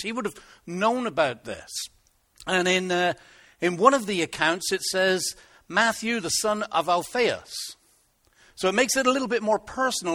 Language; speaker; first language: English; native; English